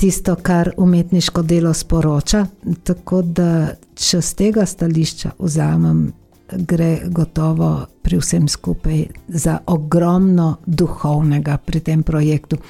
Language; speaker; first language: Slovenian; native; Slovenian